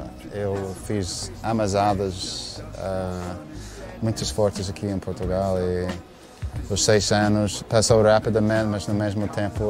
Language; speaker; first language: Portuguese; non-native, fluent; English